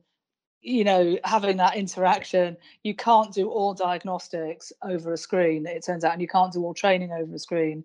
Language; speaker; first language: English; native; English